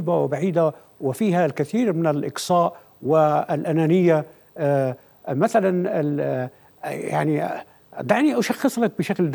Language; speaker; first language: Arabic; native; Arabic